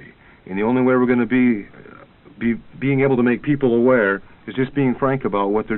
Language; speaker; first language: English; native; English